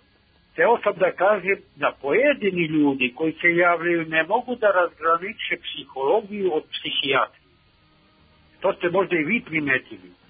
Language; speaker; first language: Serbian; native; Serbian